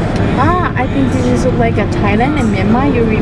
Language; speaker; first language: English; non-native, learner; Thai